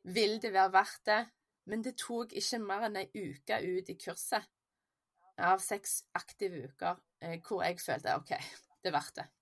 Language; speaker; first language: Norwegian; native; Norwegian